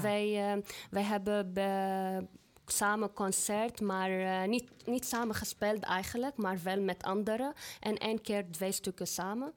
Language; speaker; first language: Dutch; non-native, fluent; Arabic